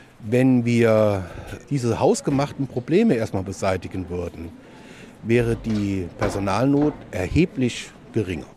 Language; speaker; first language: German; native; German